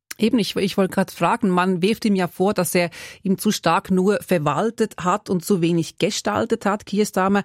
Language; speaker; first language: German; native; German